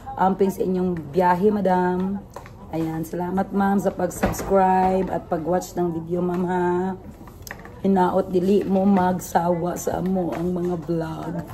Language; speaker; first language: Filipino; non-native, local second language; Cebuano